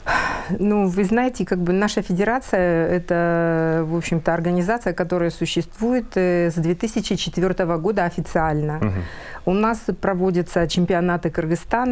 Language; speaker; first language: Russian; native; Russian